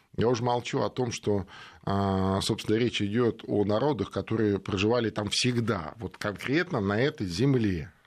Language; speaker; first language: Russian; native; Russian